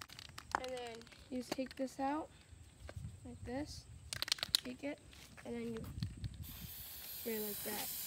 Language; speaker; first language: English; native; English